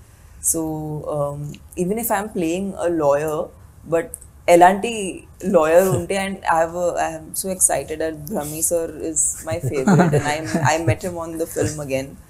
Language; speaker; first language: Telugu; non-native, fluent; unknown